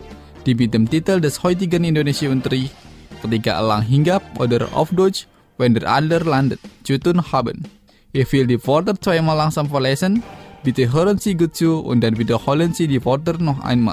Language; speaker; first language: German; non-native, fluent; Indonesian